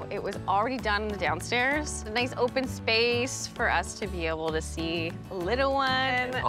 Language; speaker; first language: English; native; English